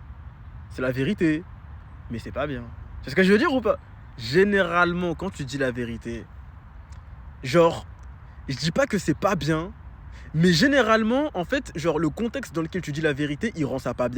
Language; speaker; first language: French; native; French